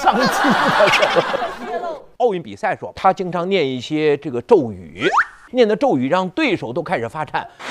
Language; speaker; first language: Chinese; native; Chinese